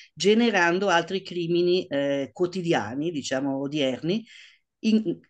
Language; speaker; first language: Italian; native; Italian